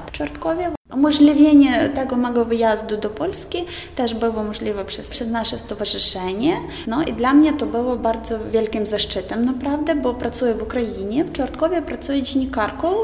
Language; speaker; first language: Polish; non-native, fluent; Ukrainian